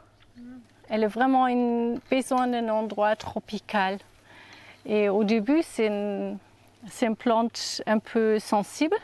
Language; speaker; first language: French; non-native, learner; German